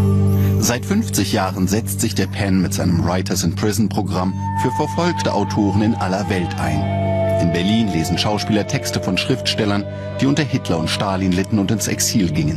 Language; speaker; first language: German; native; German